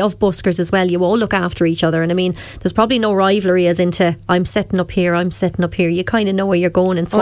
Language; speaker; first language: English; native; English